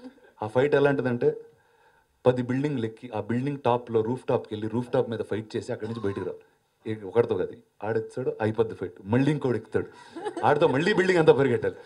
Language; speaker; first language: Telugu; native; Telugu